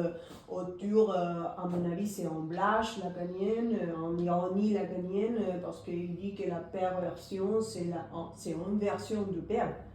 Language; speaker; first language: French; non-native, fluent; Spanish